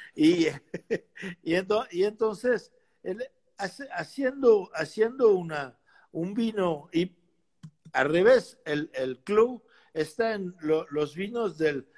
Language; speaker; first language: Spanish; non-native, fluent; French